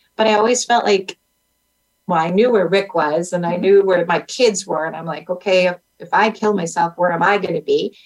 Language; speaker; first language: English; native; English